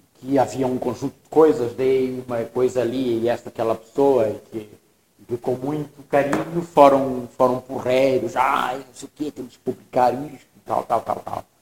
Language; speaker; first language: Portuguese; non-native, local second language; Tsonga